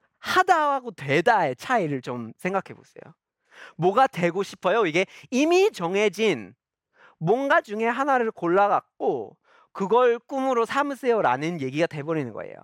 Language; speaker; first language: Korean; non-native, fluent; English